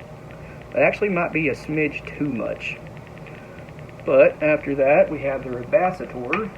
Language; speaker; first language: English; native; English